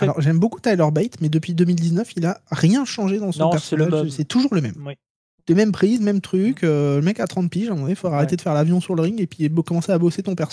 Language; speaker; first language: French; native; French